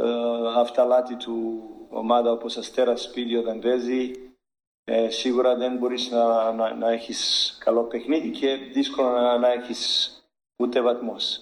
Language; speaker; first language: Greek; non-native, learner; Serbian